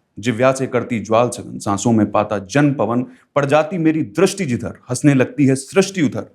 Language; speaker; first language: Hindi; native; Hindi